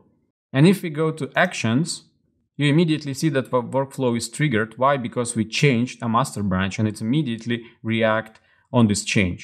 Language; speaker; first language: English; non-native, fluent; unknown